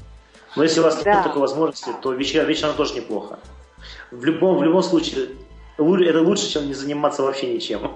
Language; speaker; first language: Russian; native; Russian